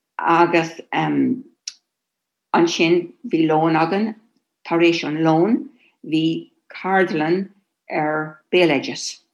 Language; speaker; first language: Irish; non-native, local second language; English